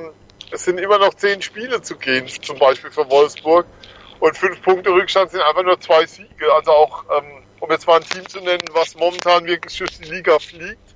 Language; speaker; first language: German; native; German